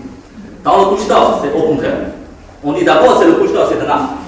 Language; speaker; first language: French; non-native, fluent; Chinese